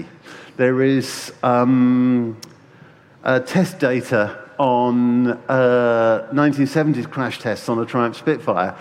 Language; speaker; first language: English; native; English